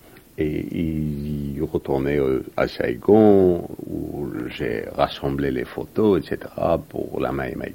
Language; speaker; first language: French; non-native, fluent; English